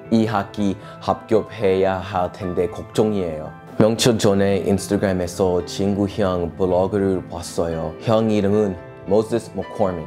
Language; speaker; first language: Korean; non-native, learner; English